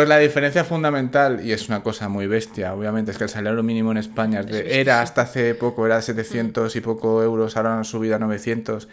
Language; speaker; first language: Spanish; native; Spanish